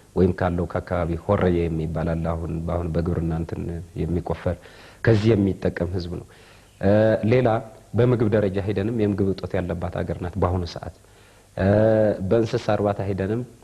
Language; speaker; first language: Amharic; non-native, local second language; Tigrinya